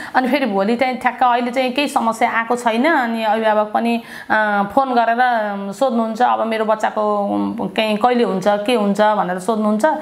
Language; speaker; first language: Nepali; native; Nepali